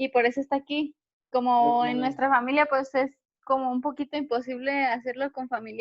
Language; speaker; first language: Spanish; native; Spanish